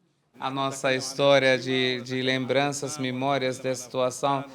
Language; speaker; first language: Portuguese; non-native, fluent; Arabic